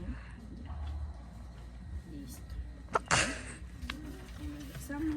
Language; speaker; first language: Spanish; native; Spanish